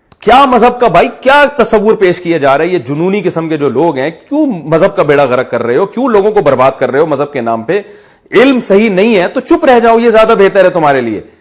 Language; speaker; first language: Urdu; native; Urdu